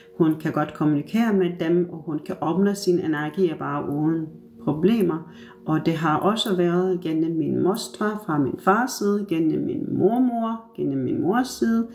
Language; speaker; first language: Danish; non-native, fluent; Turkish